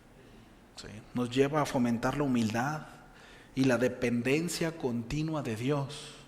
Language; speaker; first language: Spanish; native; Spanish